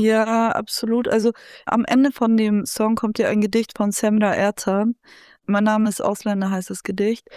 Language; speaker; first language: German; early bilingual, other home language; Turkish